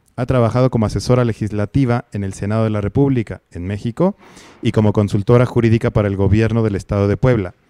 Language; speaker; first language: Spanish; native; Spanish